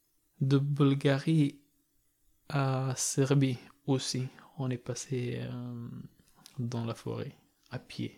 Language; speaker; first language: French; non-native, learner; Persian